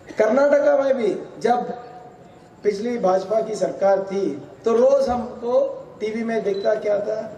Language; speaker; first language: Hindi; non-native, local second language; Kannada